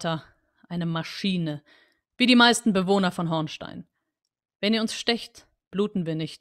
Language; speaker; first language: German; native; German